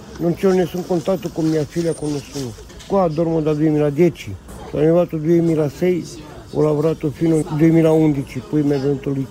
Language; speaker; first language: Italian; non-native, learner; Romanian